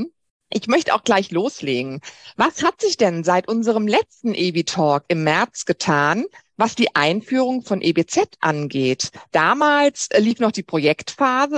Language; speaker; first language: German; native; German